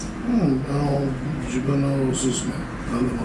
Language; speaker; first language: Japanese; non-native, learner; English